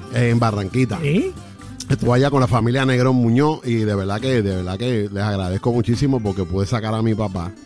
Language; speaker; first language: Spanish; native; Spanish